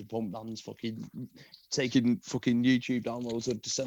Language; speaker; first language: English; native; English